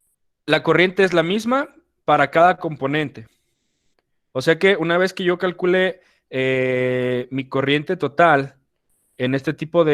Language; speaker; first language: Spanish; native; Spanish